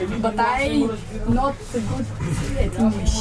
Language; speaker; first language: English; non-native, learner; Bulgarian